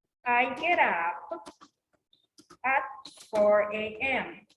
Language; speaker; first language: English; non-native, learner; Spanish